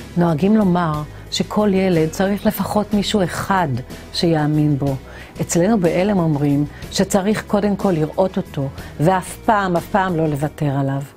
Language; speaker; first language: Hebrew; native; Hebrew